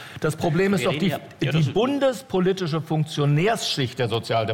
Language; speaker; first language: German; native; German